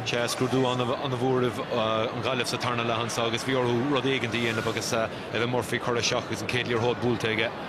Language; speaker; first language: Irish; native; Irish